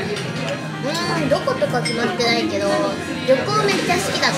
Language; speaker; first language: Japanese; native; Japanese